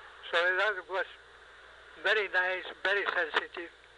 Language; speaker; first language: English; non-native, fluent; Spanish